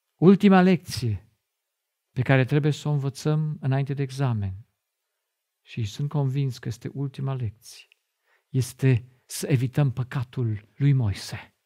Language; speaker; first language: Romanian; non-native, fluent; German